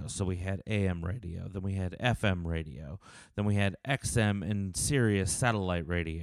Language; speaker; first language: English; native; English